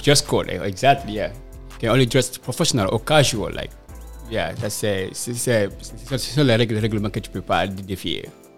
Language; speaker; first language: French; non-native, local second language; Fula